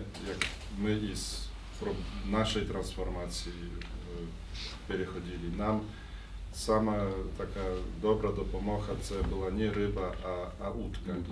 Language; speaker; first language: Ukrainian; non-native, fluent; Polish